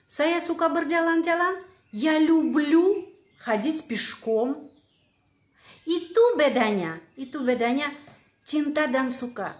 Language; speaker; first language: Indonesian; non-native, fluent; Russian